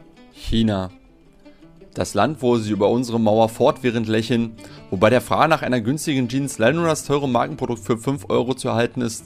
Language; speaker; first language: German; native; German